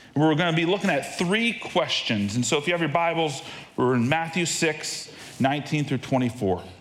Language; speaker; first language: English; native; English